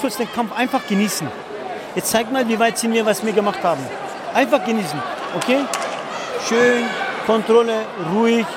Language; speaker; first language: German; non-native, fluent; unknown